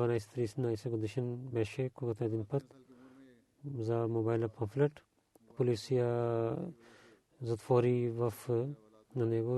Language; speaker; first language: Bulgarian; non-native, learner; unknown